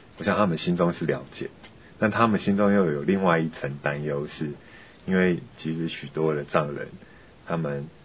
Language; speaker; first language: Chinese; native; Chinese